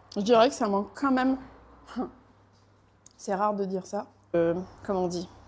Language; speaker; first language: French; native; French